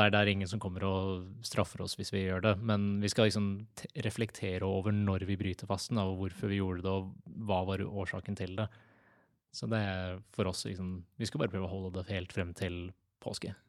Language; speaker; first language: Norwegian; native; Norwegian